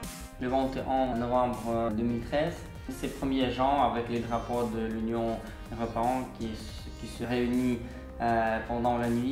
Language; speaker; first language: French; non-native, learner; Ukrainian